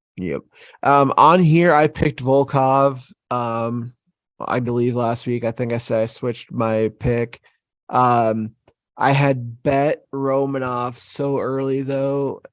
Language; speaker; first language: English; native; English